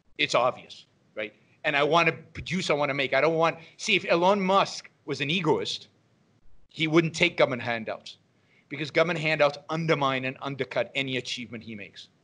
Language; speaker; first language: English; non-native, fluent; Hebrew